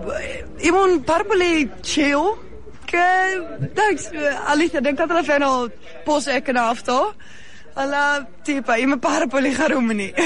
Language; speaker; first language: Greek; non-native, learner; Dutch